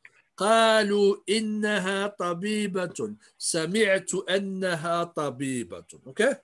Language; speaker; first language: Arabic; non-native, fluent; English